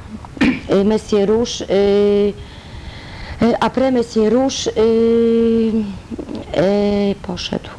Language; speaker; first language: French; non-native, learner; Polish